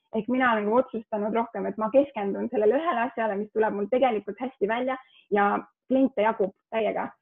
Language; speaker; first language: Estonian; early bilingual, heritage; Estonian